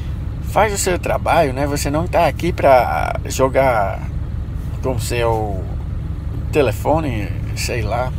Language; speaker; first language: Portuguese; non-native, fluent; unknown